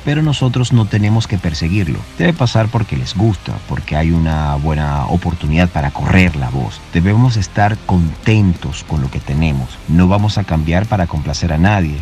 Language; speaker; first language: Spanish; native; Spanish